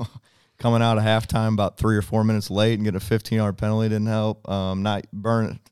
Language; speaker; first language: English; native; English